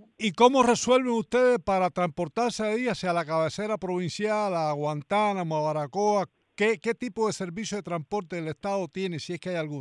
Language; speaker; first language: Spanish; native; Spanish